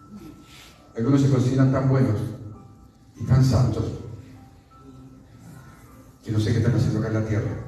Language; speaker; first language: Spanish; native; Spanish